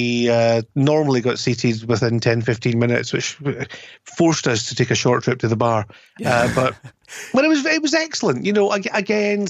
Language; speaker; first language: English; native; English